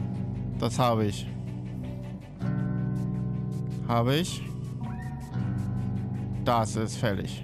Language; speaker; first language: German; native; German